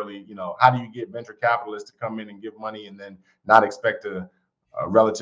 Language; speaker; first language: English; native; English